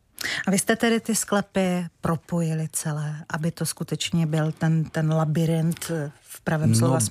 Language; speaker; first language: Czech; native; Czech